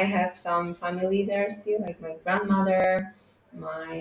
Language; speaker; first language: English; non-native, fluent; Polish